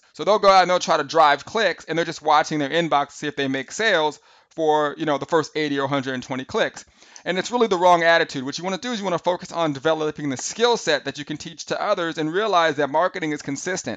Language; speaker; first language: English; native; English